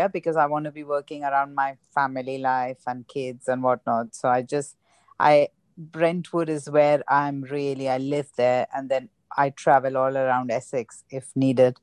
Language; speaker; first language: English; non-native, local second language; Gujarati